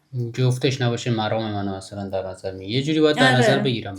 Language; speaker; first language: Persian; native; Persian